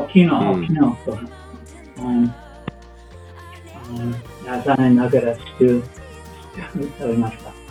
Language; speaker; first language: Japanese; non-native, learner; English